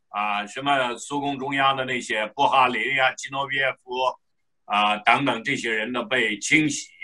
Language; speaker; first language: Chinese; non-native, local second language; Uyghur